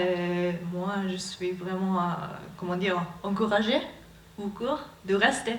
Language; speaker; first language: French; non-native, learner; Japanese